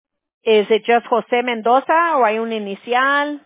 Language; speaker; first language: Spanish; early bilingual, heritage; Spanish